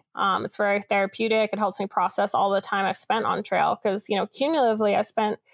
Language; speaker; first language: English; native; English